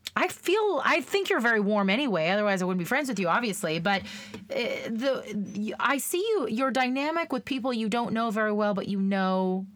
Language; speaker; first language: English; native; English